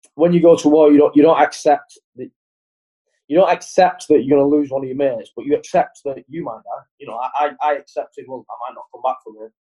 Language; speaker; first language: English; native; English